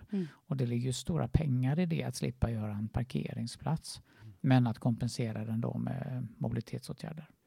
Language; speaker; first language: Swedish; native; Swedish